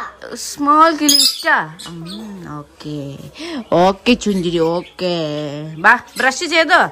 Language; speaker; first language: Malayalam; non-native, learner; Nepali